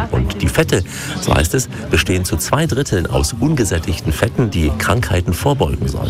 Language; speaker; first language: German; native; German